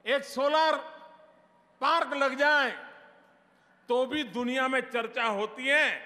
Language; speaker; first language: Hindi; non-native, local second language; Gujarati